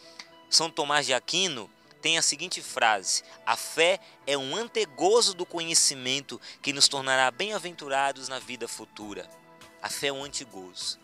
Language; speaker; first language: Portuguese; native; Portuguese